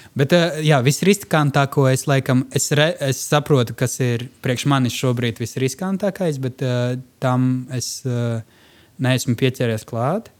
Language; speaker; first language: Latvian; non-native, local second language; Russian